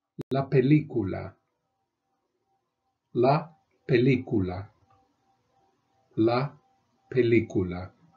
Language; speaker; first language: Spanish; non-native, fluent; English